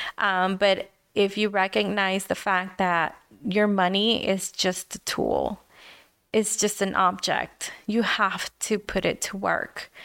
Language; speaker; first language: English; early bilingual, other home language; Spanish